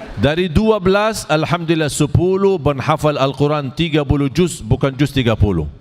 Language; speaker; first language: Malay; non-native, fluent; Arabic